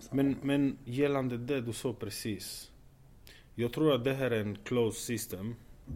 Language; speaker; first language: Swedish; non-native, fluent; Romanian